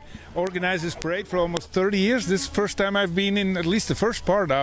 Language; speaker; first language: English; native; English